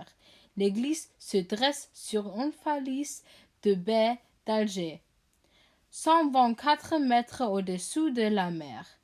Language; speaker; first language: French; non-native, learner; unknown